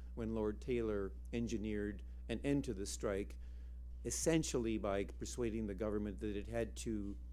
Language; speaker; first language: English; native; English